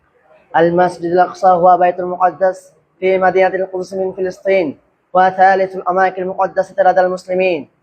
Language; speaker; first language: Arabic; non-native, learner; Bangla